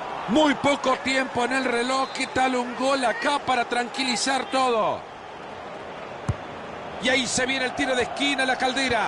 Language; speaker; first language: Spanish; native; Spanish